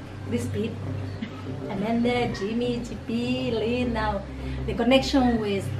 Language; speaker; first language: English; non-native, learner; Spanish